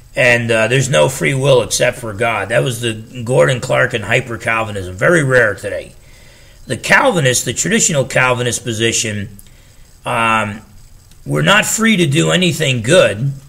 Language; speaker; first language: English; native; English